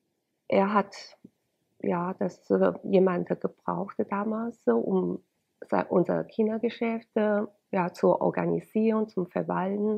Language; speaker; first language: German; non-native, fluent; Chinese